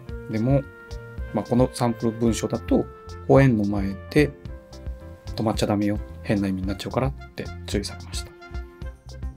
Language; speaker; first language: Japanese; native; Japanese